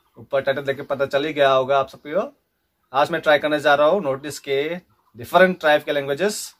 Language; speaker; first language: Hindi; non-native, local second language; Nepali